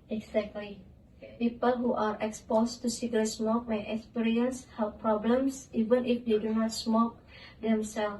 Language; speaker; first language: English; non-native, learner; Indonesian